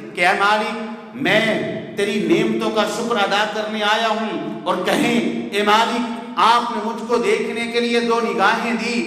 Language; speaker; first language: Urdu; non-native, local second language; Punjabi